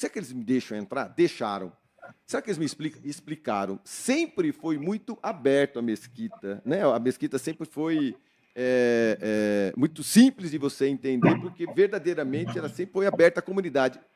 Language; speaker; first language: Portuguese; native; Portuguese